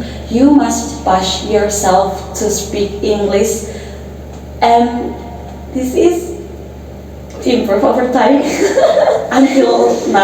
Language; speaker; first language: English; non-native, learner; Indonesian